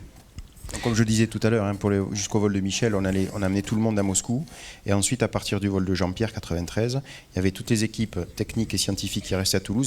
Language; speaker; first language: French; native; French